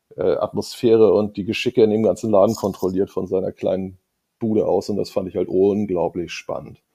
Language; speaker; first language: German; native; German